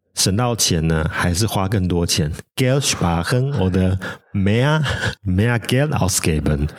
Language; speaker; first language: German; non-native, fluent; Chinese